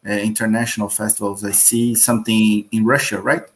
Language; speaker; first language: English; non-native, learner; Portuguese